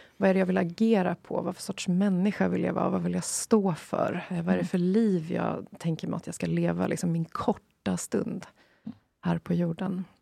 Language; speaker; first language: Swedish; non-native, fluent; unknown